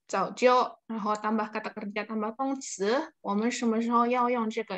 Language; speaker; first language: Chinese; non-native, fluent; Indonesian